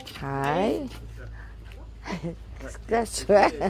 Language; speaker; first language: Danish; non-native, learner; Filipino